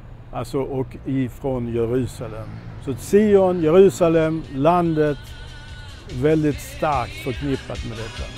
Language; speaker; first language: Swedish; non-native, fluent; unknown